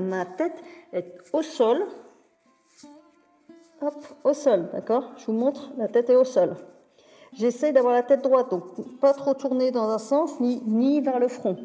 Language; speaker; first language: French; native; French